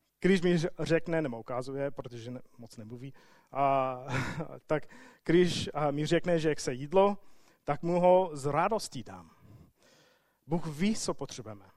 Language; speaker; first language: Czech; non-native, fluent; English